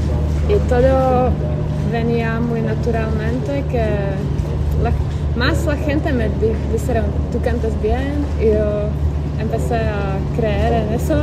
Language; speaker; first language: Spanish; non-native, learner; Czech